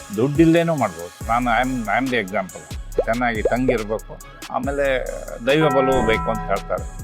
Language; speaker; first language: Kannada; native; Kannada